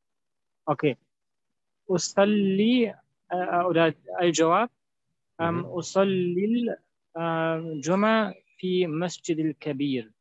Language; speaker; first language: Arabic; non-native, learner; German